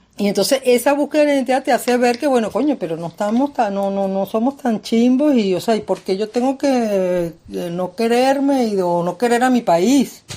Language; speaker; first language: Spanish; native; Spanish